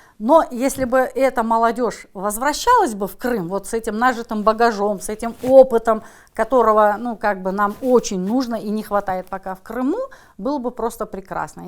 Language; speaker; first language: Russian; non-native, local second language; Crimean Tatar